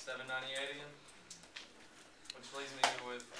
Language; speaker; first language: English; native; English